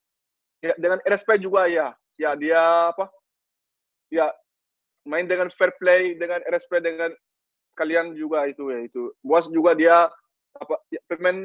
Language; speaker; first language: Indonesian; non-native, learner; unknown